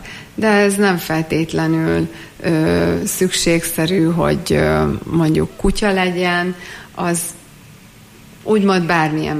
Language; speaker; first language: Hungarian; native; Hungarian